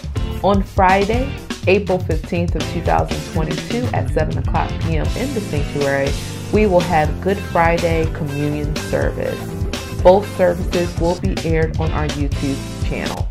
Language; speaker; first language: English; native; English